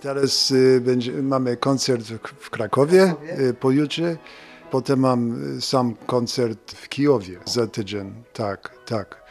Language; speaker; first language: Polish; non-native, learner; English